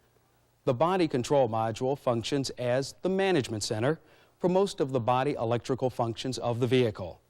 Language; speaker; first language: English; native; English